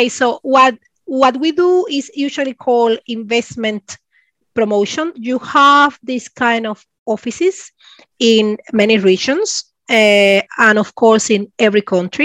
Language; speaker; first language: English; non-native, fluent; Spanish